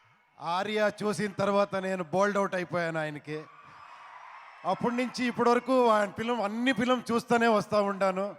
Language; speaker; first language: Telugu; non-native, fluent; Kannada